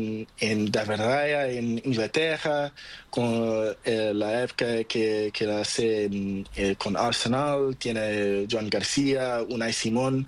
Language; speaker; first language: Spanish; non-native, learner; Portuguese